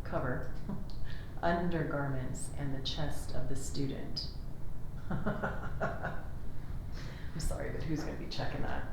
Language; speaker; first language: English; native; English